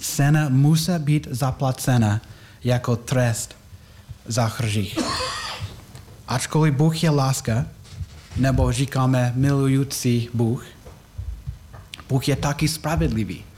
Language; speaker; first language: Czech; non-native, learner; English